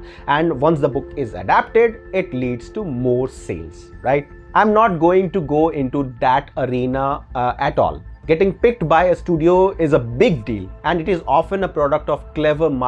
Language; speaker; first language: English; non-native, local second language; Hindi